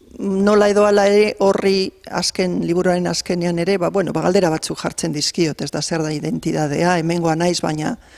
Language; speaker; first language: Basque; non-native, local second language; Spanish